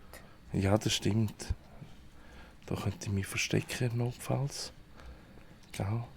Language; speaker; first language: German; native; German